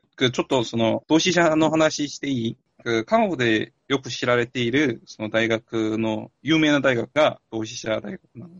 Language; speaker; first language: Japanese; non-native, fluent; Korean